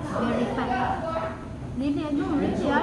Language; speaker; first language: English; non-native, learner; Korean